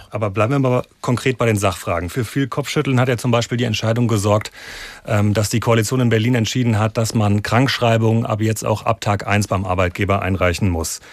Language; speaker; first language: German; native; German